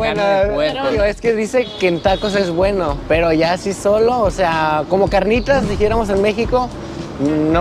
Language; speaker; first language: Spanish; native; Spanish